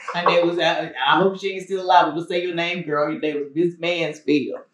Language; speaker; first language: English; native; English